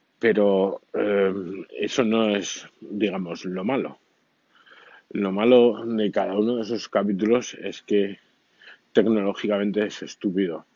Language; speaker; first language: Spanish; native; Spanish